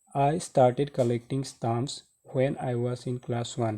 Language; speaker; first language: English; non-native, local second language; Assamese